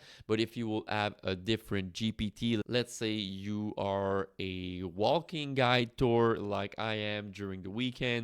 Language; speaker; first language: English; non-native, fluent; French